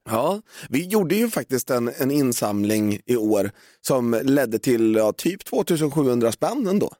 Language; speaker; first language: Swedish; native; Swedish